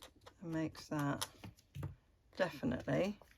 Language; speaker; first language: English; native; English